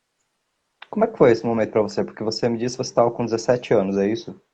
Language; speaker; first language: Portuguese; native; Portuguese